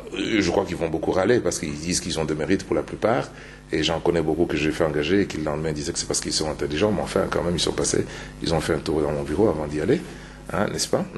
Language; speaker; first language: French; non-native, local second language; Luba-Lulua